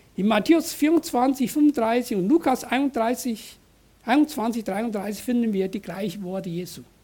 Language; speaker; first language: German; non-native, fluent; Chinese